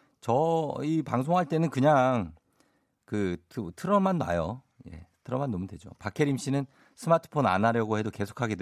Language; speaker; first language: Korean; native; Korean